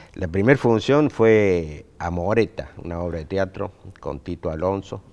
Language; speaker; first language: Spanish; native; Spanish